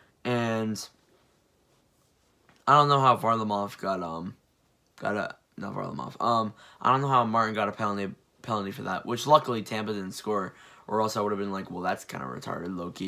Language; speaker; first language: English; native; English